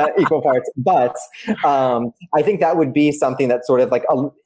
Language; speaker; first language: English; early bilingual, other home language; Italian